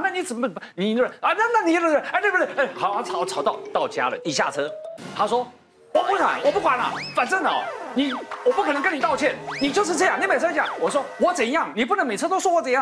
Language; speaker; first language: Chinese; native; Chinese